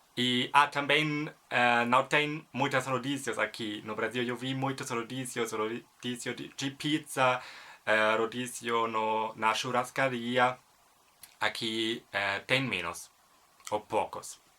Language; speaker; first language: Portuguese; non-native, fluent; German